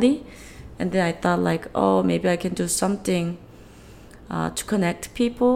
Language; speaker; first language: English; non-native, fluent; Korean